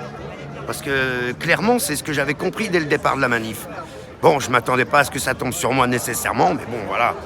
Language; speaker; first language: French; native; French